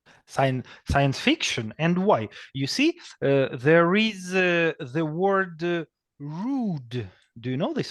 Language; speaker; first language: English; non-native, fluent; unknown